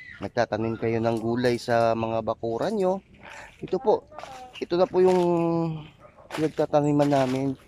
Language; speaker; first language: Filipino; non-native, local second language; Hiligaynon